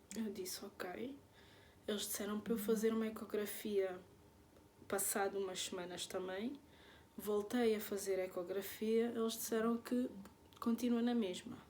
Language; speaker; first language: Portuguese; native; Portuguese